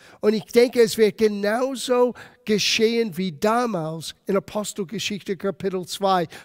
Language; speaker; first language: German; non-native, fluent; English